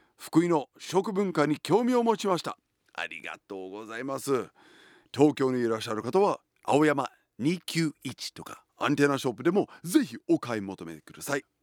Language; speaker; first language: Japanese; non-native, fluent; English